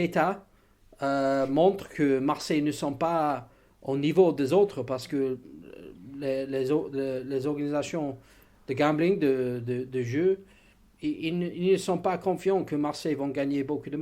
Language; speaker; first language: French; non-native, fluent; English